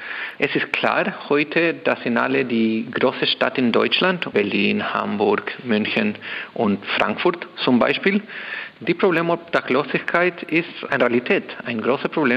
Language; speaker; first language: German; non-native, learner; Spanish